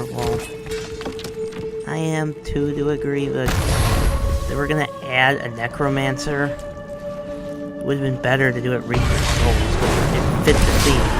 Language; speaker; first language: English; native; English